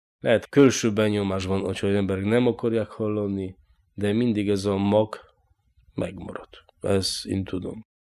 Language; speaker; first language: Hungarian; non-native, learner; Polish